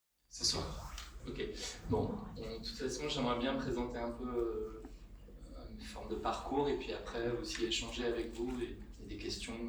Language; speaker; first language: French; native; French